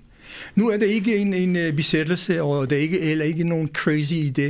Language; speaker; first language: Danish; non-native, fluent; Hebrew